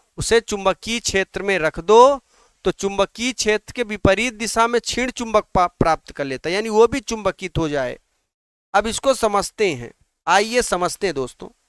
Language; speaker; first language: Hindi; native; Hindi